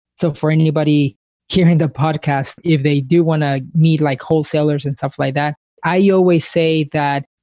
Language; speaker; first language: English; early bilingual, other home language; Spanish